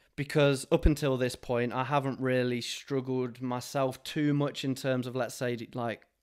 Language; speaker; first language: English; native; English